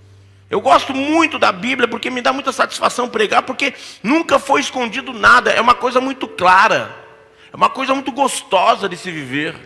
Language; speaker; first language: Portuguese; native; Portuguese